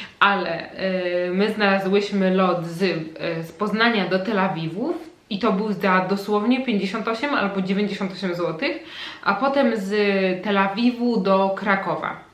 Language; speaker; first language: Polish; native; Polish